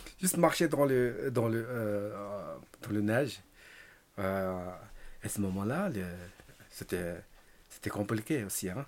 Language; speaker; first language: French; non-native, learner; Tibetan